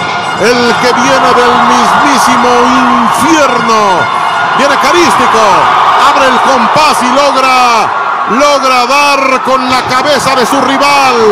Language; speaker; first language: Spanish; native; Spanish